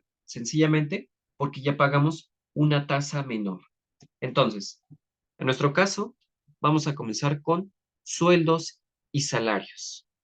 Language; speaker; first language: Spanish; native; Spanish